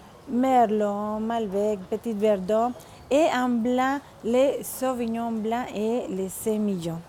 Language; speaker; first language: French; non-native, fluent; Spanish